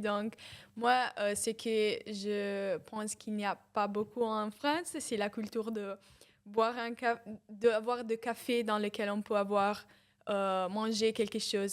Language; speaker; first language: French; non-native, fluent; Italian